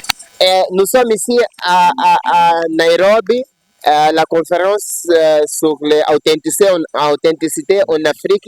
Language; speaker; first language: French; non-native, learner; Portuguese